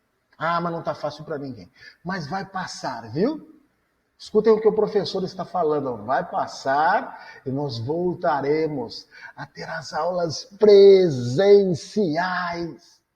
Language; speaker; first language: Portuguese; native; Portuguese